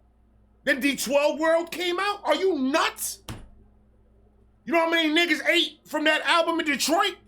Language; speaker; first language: English; native; English